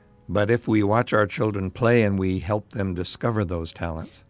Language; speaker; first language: English; native; English